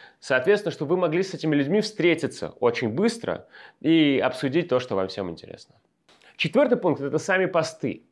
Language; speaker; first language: Russian; native; Russian